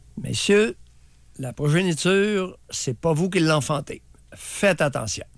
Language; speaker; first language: French; native; French